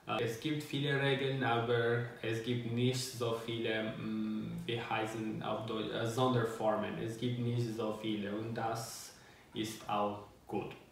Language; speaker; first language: German; non-native, learner; Albanian